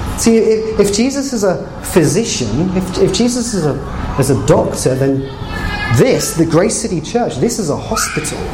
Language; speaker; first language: English; native; English